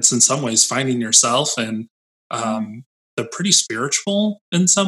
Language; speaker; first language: English; native; English